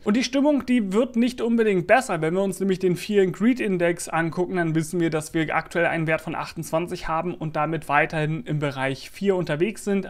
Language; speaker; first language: German; native; German